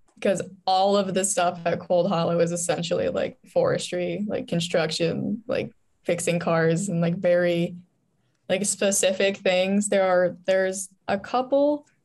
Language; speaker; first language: English; native; English